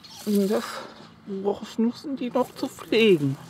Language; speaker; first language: German; non-native, learner; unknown